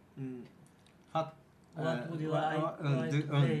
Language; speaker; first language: English; non-native, learner; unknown